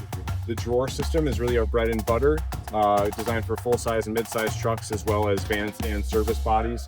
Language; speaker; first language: English; native; English